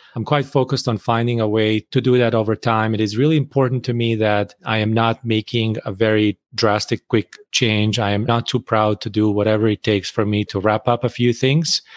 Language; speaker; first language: English; non-native, fluent; Bosnian